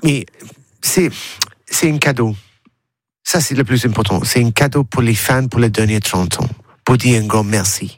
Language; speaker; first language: French; non-native, learner; English